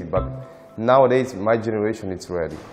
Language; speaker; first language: English; non-native, fluent; Italian